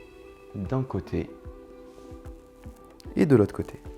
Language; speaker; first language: French; native; French